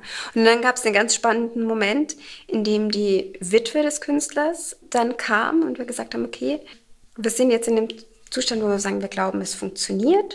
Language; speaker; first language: German; native; German